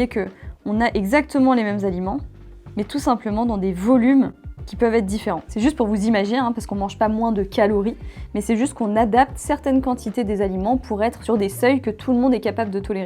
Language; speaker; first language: French; native; French